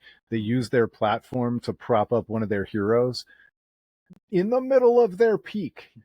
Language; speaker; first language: English; native; English